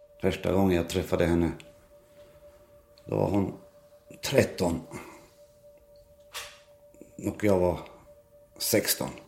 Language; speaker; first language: Swedish; non-native, local second language; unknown